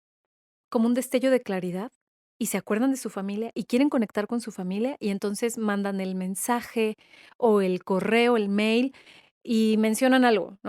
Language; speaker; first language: Spanish; native; Spanish